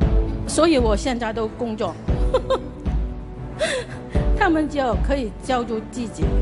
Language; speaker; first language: Chinese; non-native, local second language; Cantonese